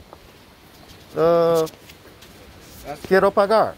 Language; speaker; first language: Spanish; non-native, learner; English